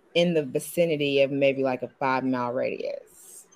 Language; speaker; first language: English; native; English